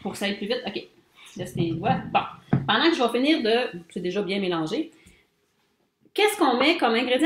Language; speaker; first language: French; native; French